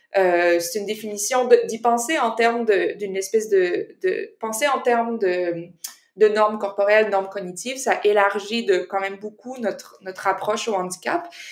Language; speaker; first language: French; native; French